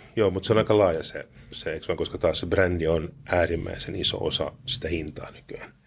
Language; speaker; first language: Finnish; early bilingual, heritage; Finnish